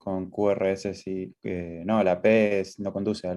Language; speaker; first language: Spanish; native; Spanish